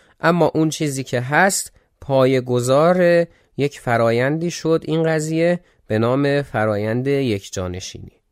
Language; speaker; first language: Persian; non-native, local second language; Azerbaijani